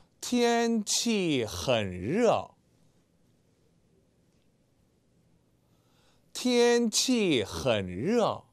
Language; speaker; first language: Chinese; non-native, fluent; Korean